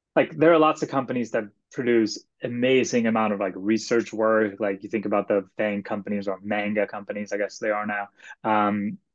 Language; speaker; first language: English; non-native, fluent; Swedish